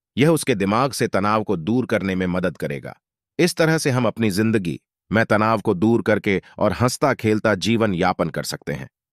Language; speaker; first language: Hindi; native; Hindi